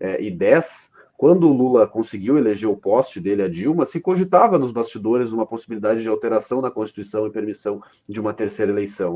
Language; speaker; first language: Portuguese; native; Portuguese